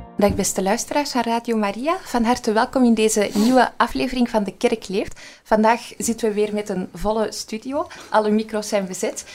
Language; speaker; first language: Dutch; native; Dutch